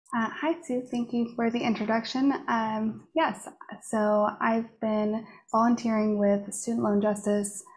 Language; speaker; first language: English; native; English